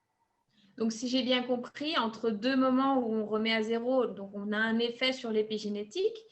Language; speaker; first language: French; native; French